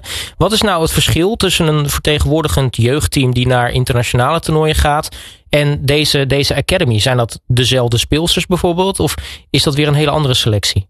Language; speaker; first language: Dutch; native; Dutch